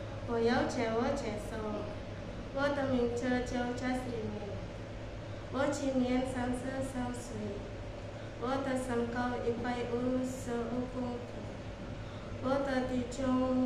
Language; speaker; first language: Chinese; non-native, learner; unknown